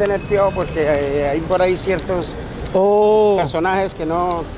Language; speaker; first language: Spanish; native; Spanish